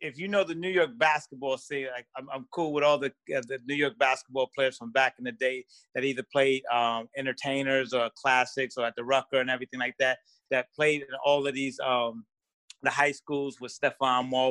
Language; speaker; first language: English; native; English